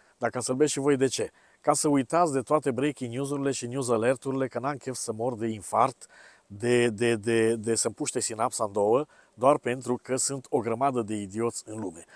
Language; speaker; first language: Romanian; native; Romanian